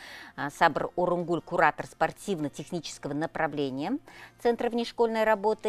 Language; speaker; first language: Russian; native; Russian